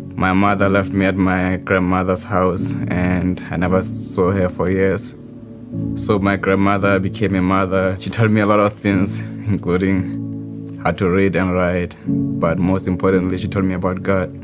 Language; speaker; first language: English; non-native, local second language; Southern Sotho